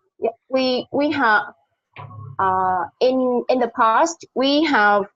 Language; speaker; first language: English; non-native, learner; Vietnamese